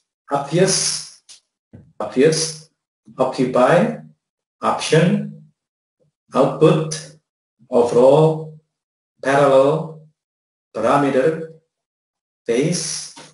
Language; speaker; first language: English; non-native, fluent; Indonesian